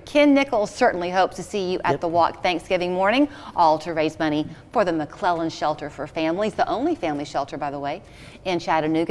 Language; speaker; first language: English; native; English